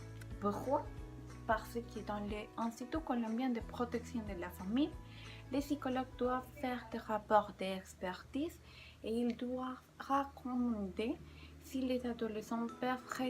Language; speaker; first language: French; non-native, learner; Spanish